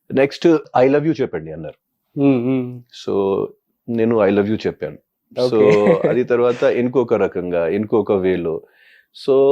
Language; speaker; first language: Telugu; non-native, local second language; Hindi